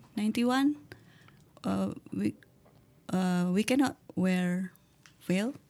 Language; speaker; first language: English; non-native, learner; Indonesian